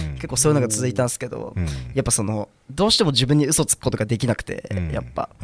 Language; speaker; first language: Japanese; native; Japanese